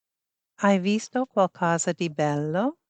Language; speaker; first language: Italian; non-native, fluent; English